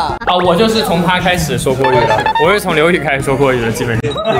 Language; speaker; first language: Chinese; non-native, fluent; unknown